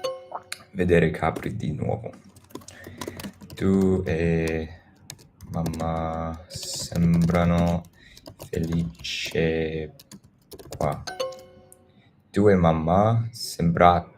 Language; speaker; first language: Italian; non-native, learner; English